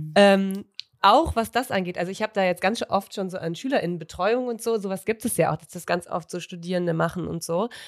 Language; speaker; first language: German; native; German